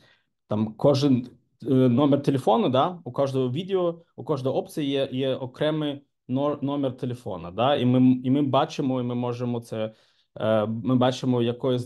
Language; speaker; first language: Ukrainian; non-native, local second language; Russian